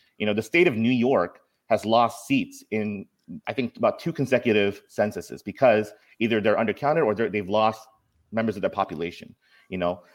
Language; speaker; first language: English; native; English